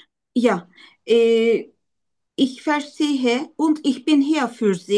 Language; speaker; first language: German; non-native, learner; Turkish